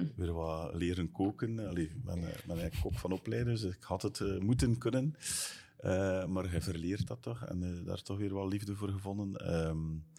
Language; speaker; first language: Dutch; native; Dutch